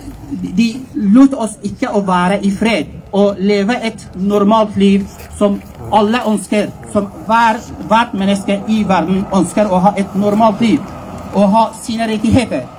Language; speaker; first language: Norwegian; non-native, fluent; Persian